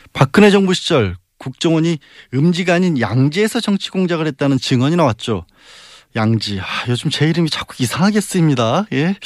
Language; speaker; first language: Korean; native; Korean